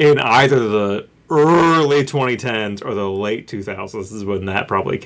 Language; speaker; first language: English; native; English